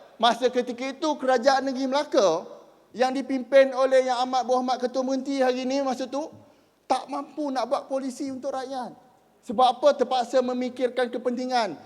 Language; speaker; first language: Malay; native; Malay